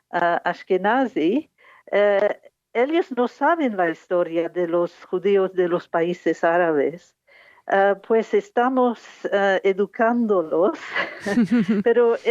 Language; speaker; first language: Spanish; non-native, fluent; English